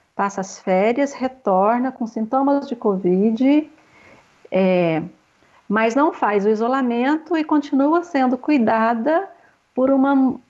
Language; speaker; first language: Portuguese; native; Portuguese